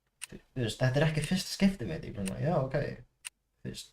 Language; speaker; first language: Icelandic; non-native, learner; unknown